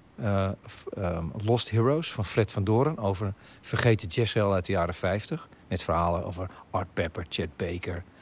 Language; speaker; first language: Dutch; native; Dutch